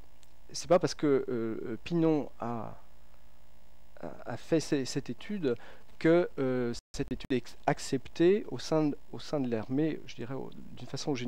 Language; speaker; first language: French; native; French